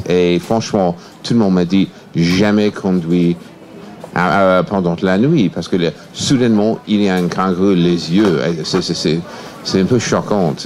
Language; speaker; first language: French; non-native, fluent; English